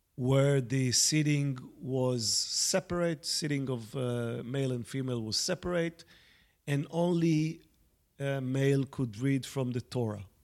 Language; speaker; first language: English; non-native, fluent; Hebrew